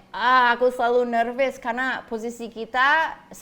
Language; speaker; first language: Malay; non-native, fluent; English